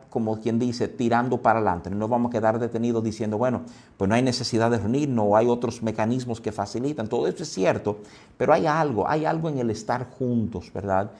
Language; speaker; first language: Spanish; native; Spanish